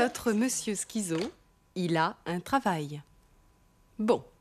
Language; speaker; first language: French; non-native, fluent; German